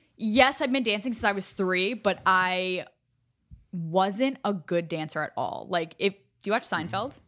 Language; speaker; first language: English; native; English